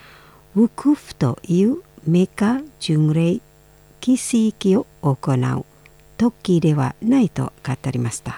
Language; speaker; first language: Japanese; non-native, fluent; Indonesian